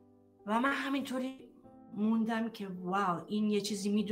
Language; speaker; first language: Persian; early bilingual, heritage; Persian